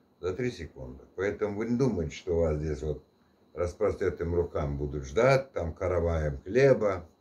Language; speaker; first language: Russian; non-native, local second language; Turkmen